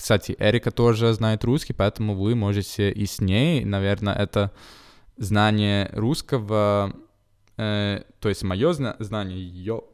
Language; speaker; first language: Russian; non-native, fluent; Italian